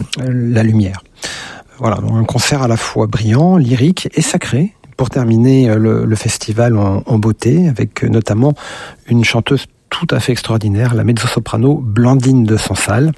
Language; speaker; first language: French; native; French